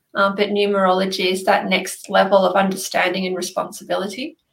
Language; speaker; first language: English; native; English